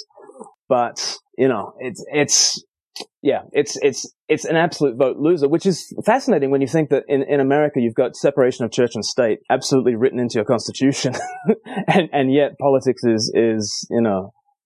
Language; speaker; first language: English; native; English